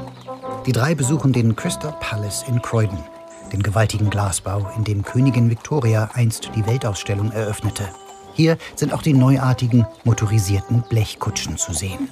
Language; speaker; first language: German; native; German